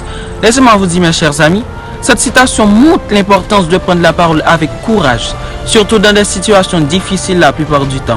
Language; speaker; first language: French; non-native, local second language; Haitian Creole